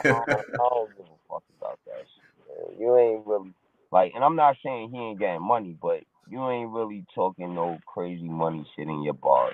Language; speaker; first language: English; native; English